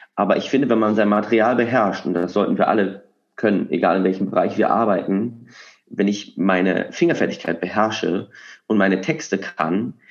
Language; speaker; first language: German; native; German